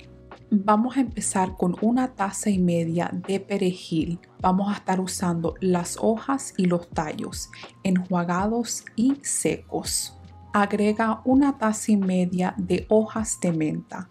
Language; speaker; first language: Spanish; non-native, fluent; English